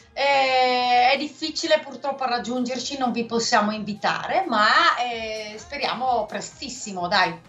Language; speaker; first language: Italian; non-native, fluent; Dutch